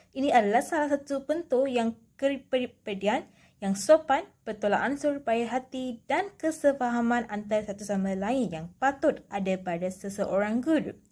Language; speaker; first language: Malay; non-native, local second language; Tamil